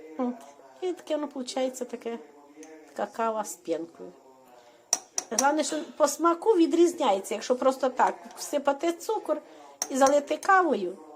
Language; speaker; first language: Ukrainian; native; Ukrainian